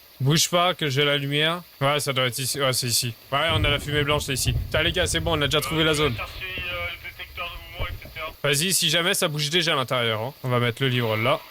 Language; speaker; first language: French; native; French